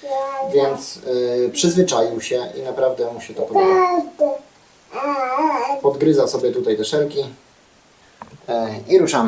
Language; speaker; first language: Polish; native; Polish